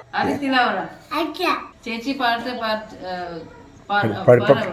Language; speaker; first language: Malayalam; non-native, learner; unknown